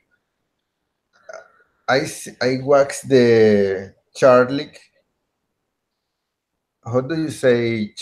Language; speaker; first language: English; non-native, learner; Spanish